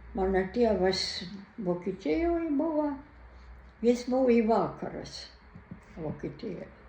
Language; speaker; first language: Lithuanian; non-native, local second language; German